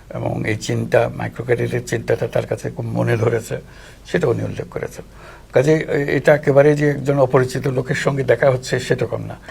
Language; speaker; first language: Bangla; native; Bangla